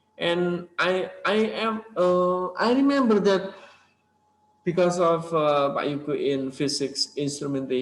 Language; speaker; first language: English; non-native, learner; Indonesian